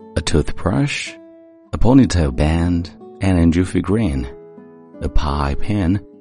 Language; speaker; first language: English; non-native, fluent; Chinese